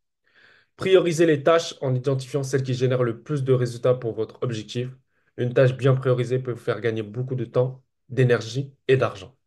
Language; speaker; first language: French; native; French